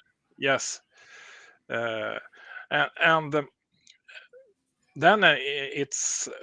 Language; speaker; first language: English; non-native, learner; Swedish